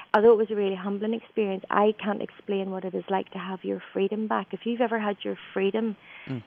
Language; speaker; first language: English; native; English